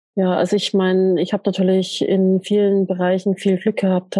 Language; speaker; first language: German; native; German